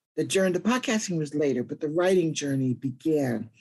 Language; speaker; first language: English; native; English